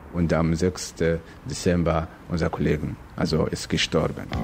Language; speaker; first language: German; non-native, fluent; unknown